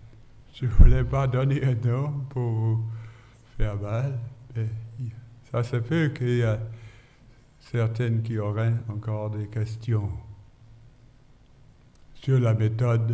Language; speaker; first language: French; non-native, fluent; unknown